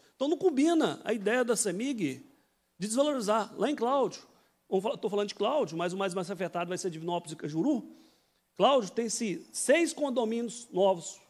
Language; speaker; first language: Portuguese; native; Portuguese